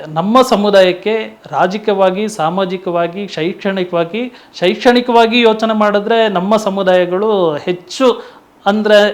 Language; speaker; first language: Kannada; non-native, local second language; Tulu